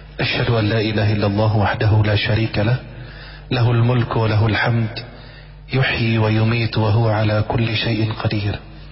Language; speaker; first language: Indonesian; non-native, fluent; Arabic